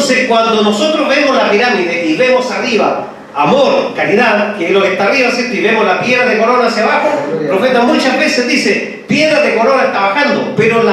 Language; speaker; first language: Spanish; native; Spanish